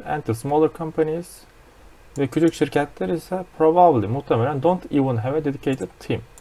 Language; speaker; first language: English; non-native, fluent; Turkish